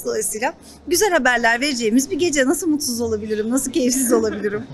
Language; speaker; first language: Turkish; native; Turkish